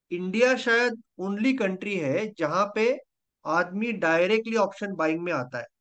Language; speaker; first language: Hindi; non-native, local second language; Marathi